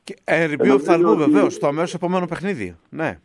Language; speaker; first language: Greek; native; Greek